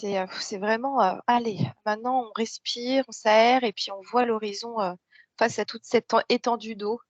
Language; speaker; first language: French; native; French